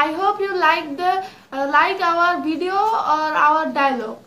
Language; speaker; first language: English; non-native, learner; Bangla